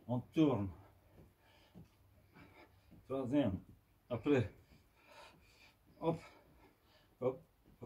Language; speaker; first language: French; non-native, fluent; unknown